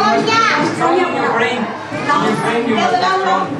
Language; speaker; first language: English; non-native, learner; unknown